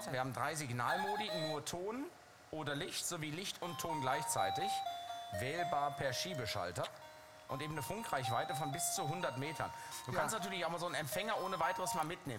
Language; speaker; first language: German; native; German